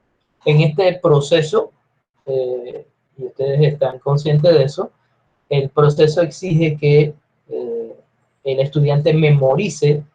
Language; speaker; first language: Spanish; native; Spanish